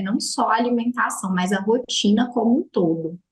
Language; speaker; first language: Portuguese; native; Portuguese